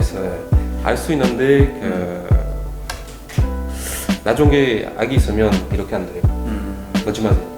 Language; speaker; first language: Korean; non-native, learner; French